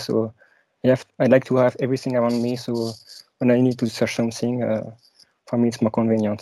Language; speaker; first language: English; non-native, fluent; French